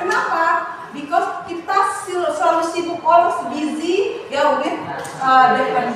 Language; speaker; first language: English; non-native, fluent; Indonesian